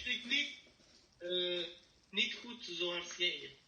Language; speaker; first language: Dutch; non-native, learner; French